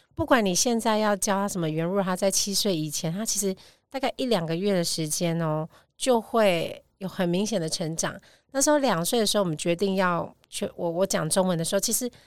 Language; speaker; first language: Chinese; native; Chinese